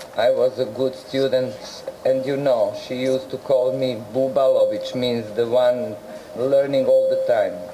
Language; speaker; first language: English; non-native, fluent; Serbian